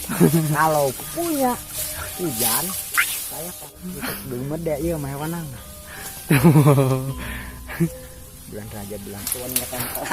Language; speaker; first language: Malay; non-native, local second language; Sundanese